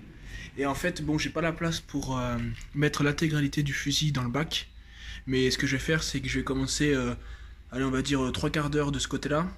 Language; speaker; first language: French; native; French